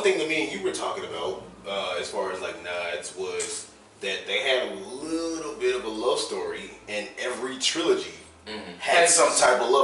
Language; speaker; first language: English; native; English